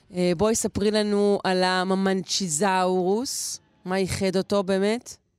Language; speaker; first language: Hebrew; native; Hebrew